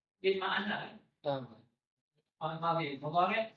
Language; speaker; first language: Arabic; non-native, fluent; Malay